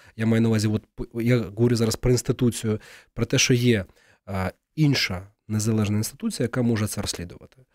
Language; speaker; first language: Ukrainian; native; Ukrainian